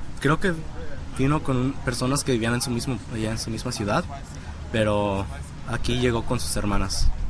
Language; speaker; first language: Spanish; early bilingual, heritage; Spanish